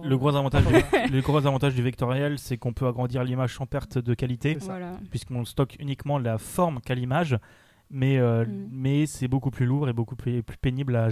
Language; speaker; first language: French; native; French